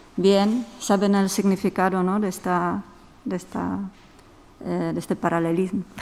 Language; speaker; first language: Spanish; non-native, fluent; Czech